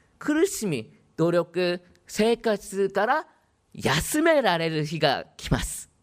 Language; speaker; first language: Japanese; non-native, fluent; Korean